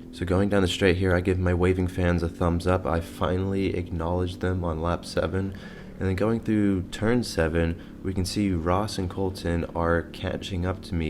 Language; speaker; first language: English; native; English